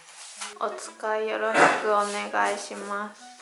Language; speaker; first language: Japanese; native; Japanese